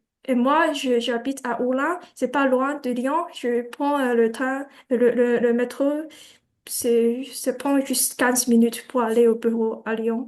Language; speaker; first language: French; non-native, learner; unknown